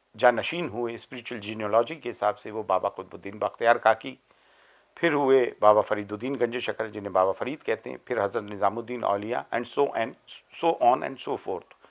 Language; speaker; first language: Urdu; native; Urdu